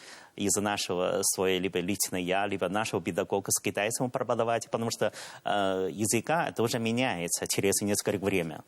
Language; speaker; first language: Russian; non-native, learner; Chinese